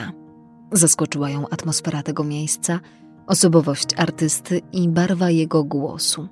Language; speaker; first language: Polish; native; Polish